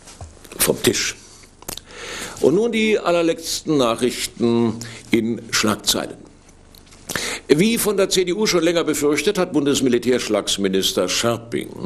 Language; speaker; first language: German; native; German